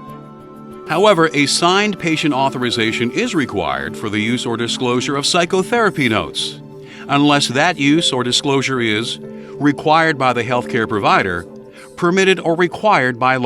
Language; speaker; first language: English; native; English